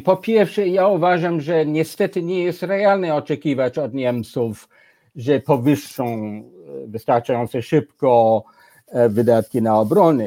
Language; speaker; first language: Polish; non-native, fluent; English